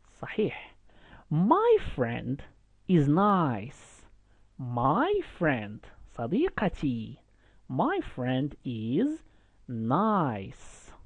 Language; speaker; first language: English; non-native, fluent; Arabic